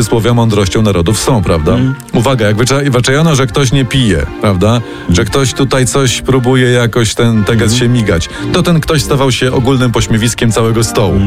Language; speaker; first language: Polish; native; Polish